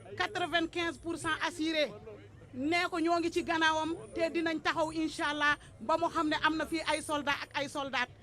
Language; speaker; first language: Wolof; non-native, local second language; Fula